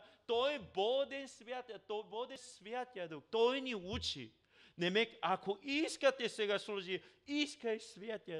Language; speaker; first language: Bulgarian; non-native, learner; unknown